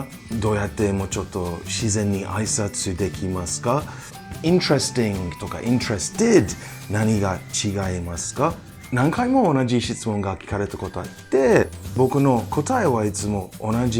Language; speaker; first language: Japanese; non-native, fluent; English